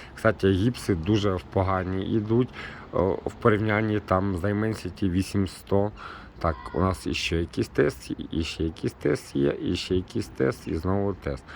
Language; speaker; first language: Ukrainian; non-native, local second language; Russian